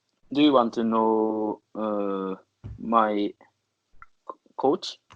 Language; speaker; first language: English; non-native, learner; Japanese